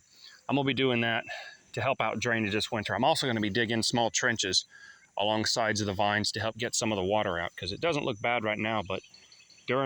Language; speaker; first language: English; native; English